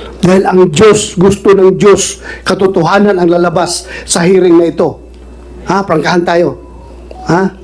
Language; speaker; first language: Filipino; non-native, local second language; Cebuano